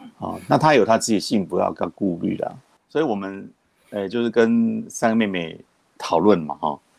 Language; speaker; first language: Chinese; native; Chinese